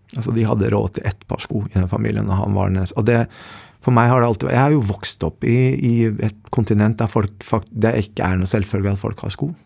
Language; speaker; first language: Norwegian; early bilingual, other home language; Spanish